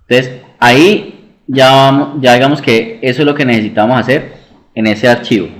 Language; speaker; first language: Spanish; native; Spanish